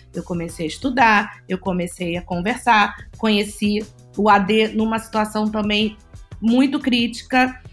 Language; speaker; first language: Portuguese; native; Portuguese